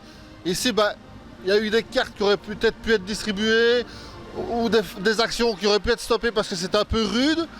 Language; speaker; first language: French; native; French